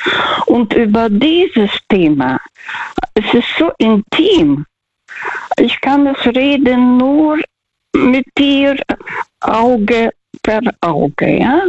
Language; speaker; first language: German; non-native, fluent; Russian